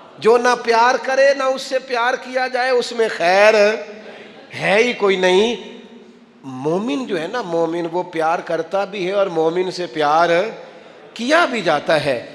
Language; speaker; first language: Urdu; non-native, local second language; Punjabi